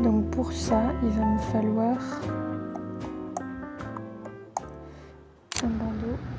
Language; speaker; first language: French; native; French